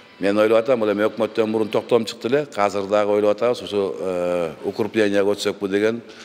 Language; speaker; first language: Kyrgyz; native; Kyrgyz